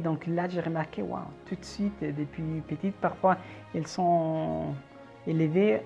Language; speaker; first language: French; non-native, fluent; Spanish